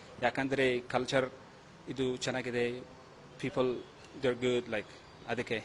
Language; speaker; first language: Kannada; non-native, learner; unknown